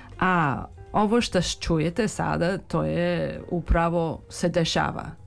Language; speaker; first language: Serbian; early bilingual, heritage; Serbian